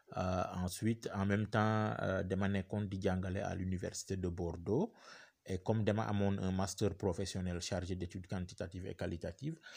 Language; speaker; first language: French; non-native, local second language; Wolof